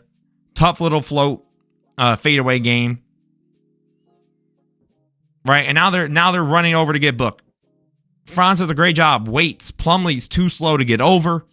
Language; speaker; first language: English; native; English